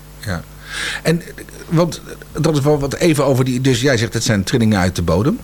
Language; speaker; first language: Dutch; native; Dutch